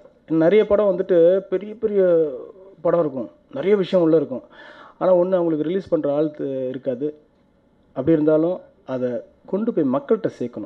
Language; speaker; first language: Tamil; native; Tamil